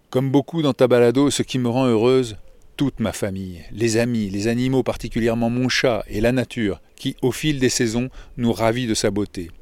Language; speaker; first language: French; native; French